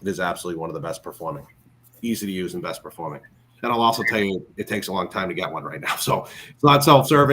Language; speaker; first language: English; native; English